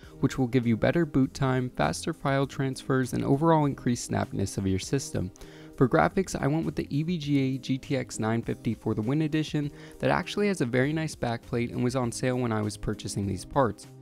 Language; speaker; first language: English; native; English